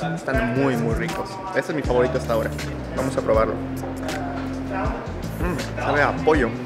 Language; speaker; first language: Spanish; native; Spanish